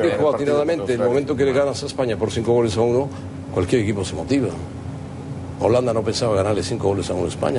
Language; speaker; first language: Spanish; native; Spanish